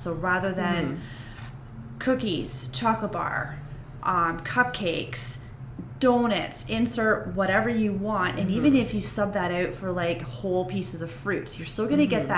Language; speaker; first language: English; native; English